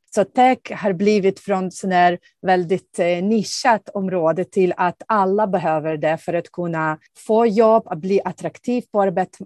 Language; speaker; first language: Swedish; non-native, fluent; Ukrainian